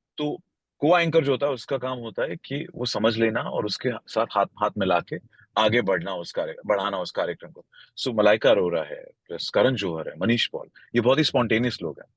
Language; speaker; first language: Hindi; non-native, local second language; Marathi